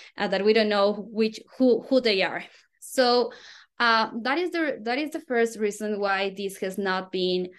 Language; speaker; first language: English; non-native, fluent; Spanish